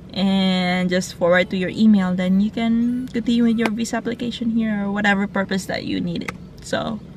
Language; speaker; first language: English; non-native, local second language; Cebuano